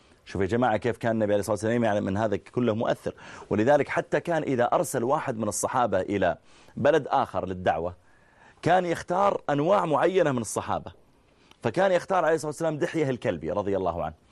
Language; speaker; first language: Arabic; native; Arabic